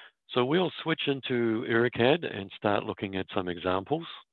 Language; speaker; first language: English; native; English